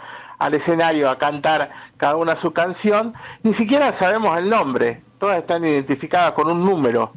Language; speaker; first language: Spanish; native; Spanish